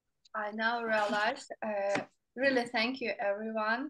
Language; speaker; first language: English; non-native, learner; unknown